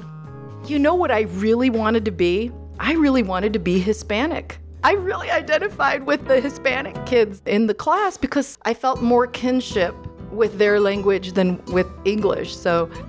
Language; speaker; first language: English; early bilingual, other home language; Macedonian